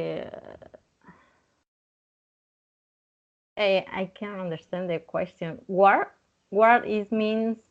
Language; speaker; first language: English; non-native, learner; Spanish